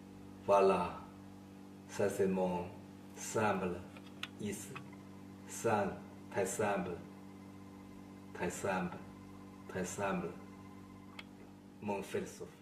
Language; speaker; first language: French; non-native, learner; Chinese